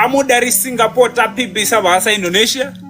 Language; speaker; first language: Indonesian; non-native, learner; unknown